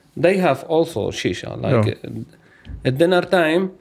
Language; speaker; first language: English; non-native, learner; Arabic